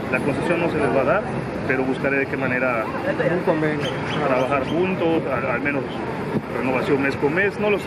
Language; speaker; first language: Spanish; native; Spanish